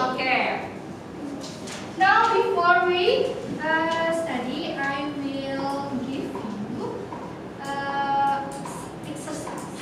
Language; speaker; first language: English; non-native, local second language; Indonesian